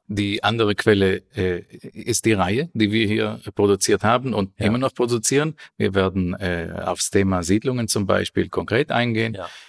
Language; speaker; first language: German; non-native, fluent; Hebrew